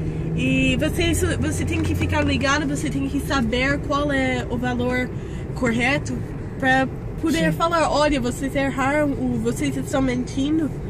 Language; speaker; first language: Portuguese; non-native, fluent; English